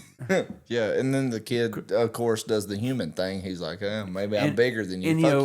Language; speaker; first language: English; native; English